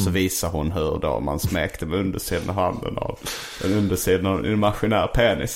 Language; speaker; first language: Swedish; native; Swedish